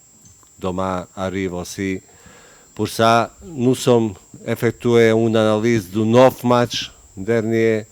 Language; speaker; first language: French; non-native, learner; Bosnian